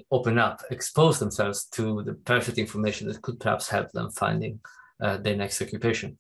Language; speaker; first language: English; non-native, fluent; Italian